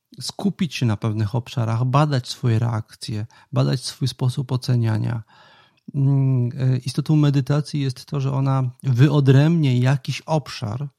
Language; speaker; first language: Polish; native; Polish